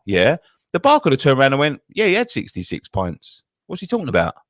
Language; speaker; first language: English; native; English